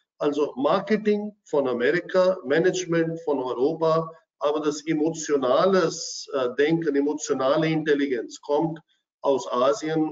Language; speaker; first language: German; non-native, fluent; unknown